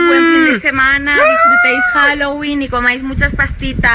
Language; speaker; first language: Spanish; native; Spanish